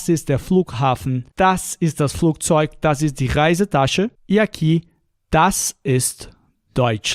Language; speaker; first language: German; non-native, fluent; Portuguese